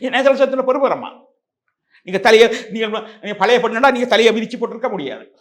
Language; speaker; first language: Tamil; native; Tamil